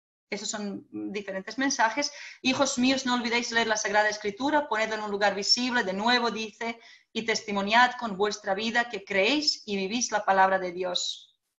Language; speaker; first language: Spanish; non-native, fluent; Croatian